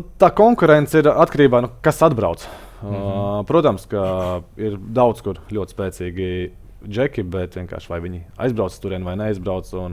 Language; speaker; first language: Latvian; native; Latvian